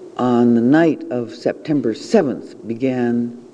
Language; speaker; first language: English; native; English